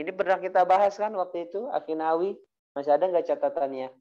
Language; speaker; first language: Indonesian; native; Indonesian